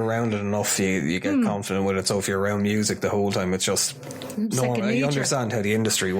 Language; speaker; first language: English; native; English